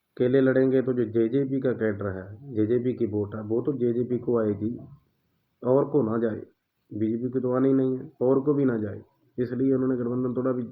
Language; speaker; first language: Hindi; non-native, local second language; Punjabi